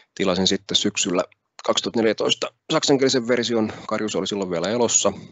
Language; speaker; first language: Finnish; native; Finnish